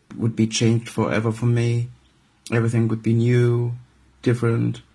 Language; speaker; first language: English; non-native, fluent; Arabic